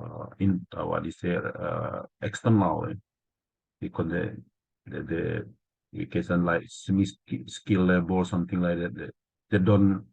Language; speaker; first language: English; non-native, learner; Indonesian